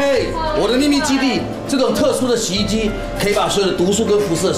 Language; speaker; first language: Chinese; native; Chinese